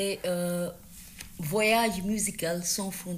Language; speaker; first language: French; non-native, learner; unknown